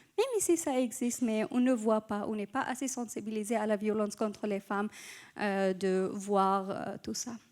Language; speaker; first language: French; non-native, fluent; Persian